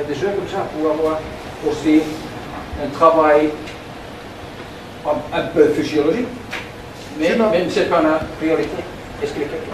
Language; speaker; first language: French; non-native, learner; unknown